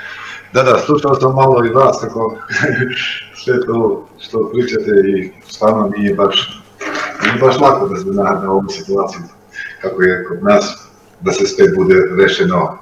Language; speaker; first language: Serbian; non-native, local second language; Albanian